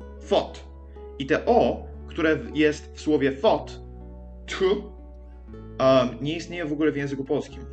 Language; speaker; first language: Polish; early bilingual, heritage; English